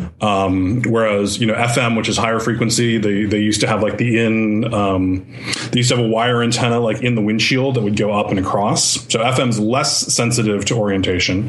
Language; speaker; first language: English; native; English